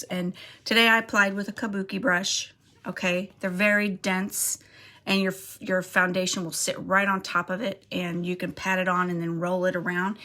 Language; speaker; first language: English; native; English